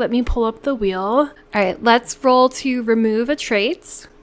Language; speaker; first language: English; native; English